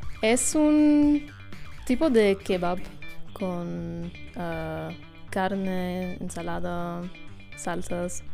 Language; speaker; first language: Spanish; non-native, fluent; German